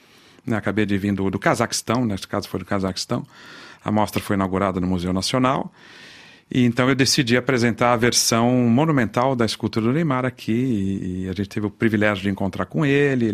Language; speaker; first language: Portuguese; native; Portuguese